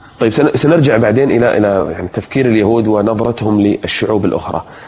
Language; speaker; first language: Arabic; native; Arabic